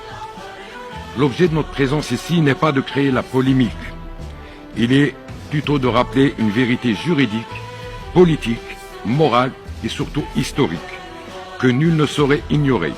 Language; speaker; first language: French; non-native, local second language; Arabic